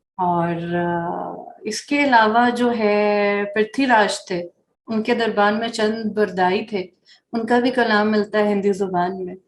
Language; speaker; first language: Urdu; native; Urdu